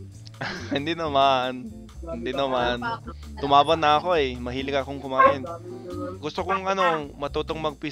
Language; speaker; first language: Filipino; non-native, fluent; English